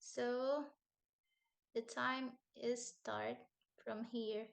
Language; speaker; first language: English; non-native, learner; Indonesian